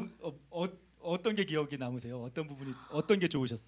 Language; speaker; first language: Korean; native; Korean